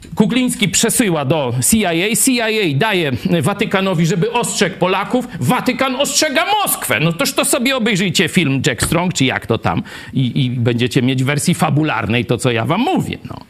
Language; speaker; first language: Polish; native; Polish